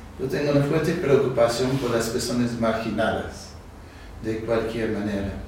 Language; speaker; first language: Spanish; non-native, fluent; English